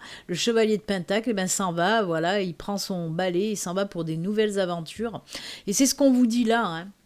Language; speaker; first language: French; native; French